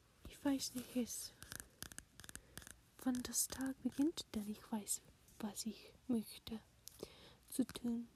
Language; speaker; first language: German; non-native, learner; English